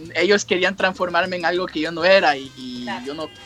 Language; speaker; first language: Spanish; native; Spanish